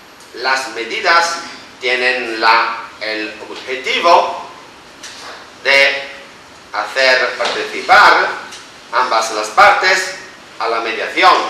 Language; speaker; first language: Spanish; non-native, fluent; Italian